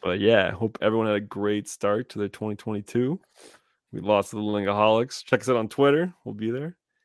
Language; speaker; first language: English; native; English